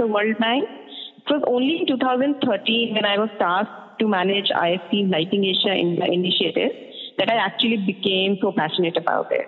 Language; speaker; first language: English; non-native, local second language; Hindi